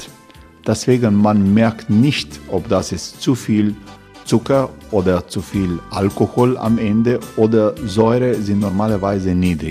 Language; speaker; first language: German; non-native, learner; Croatian